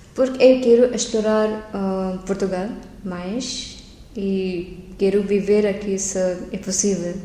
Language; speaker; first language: Portuguese; non-native, learner; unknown